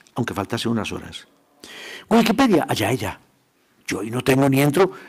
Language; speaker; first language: Spanish; native; Spanish